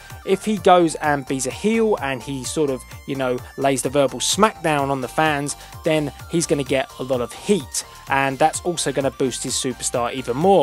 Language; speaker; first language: English; native; English